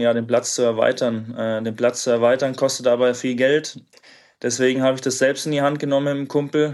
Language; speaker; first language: German; native; German